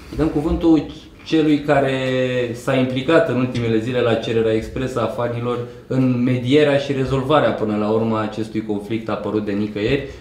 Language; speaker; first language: Romanian; native; Romanian